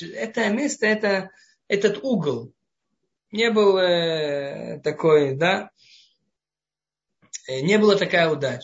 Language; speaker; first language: Russian; non-native, fluent; Hebrew